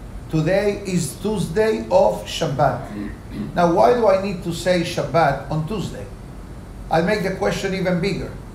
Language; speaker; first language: English; non-native, fluent; Spanish